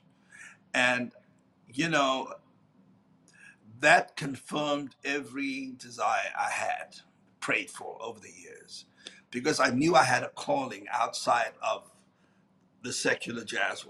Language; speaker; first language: English; non-native, local second language; Afrikaans